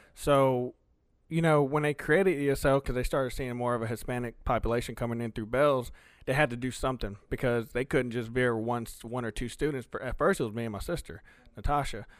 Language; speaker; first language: English; early bilingual, other home language; Spanish